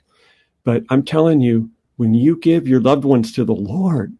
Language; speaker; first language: English; native; English